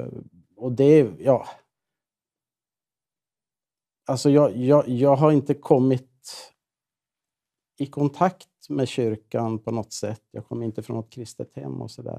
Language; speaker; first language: Swedish; native; Swedish